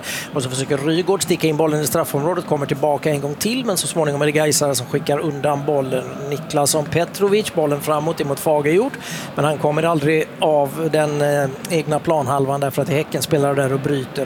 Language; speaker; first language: Swedish; native; Swedish